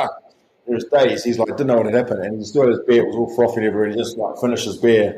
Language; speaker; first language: English; native; English